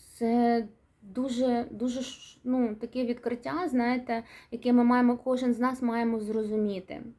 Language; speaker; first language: Ukrainian; non-native, local second language; Russian